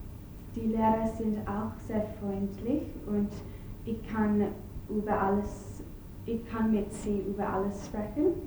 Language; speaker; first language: German; non-native, learner; English